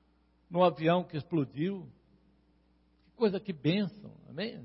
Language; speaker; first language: Portuguese; native; Portuguese